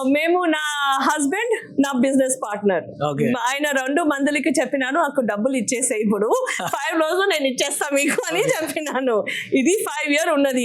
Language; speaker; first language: Telugu; non-native, local second language; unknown